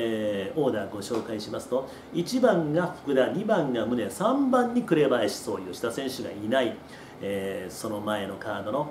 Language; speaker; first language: Japanese; native; Japanese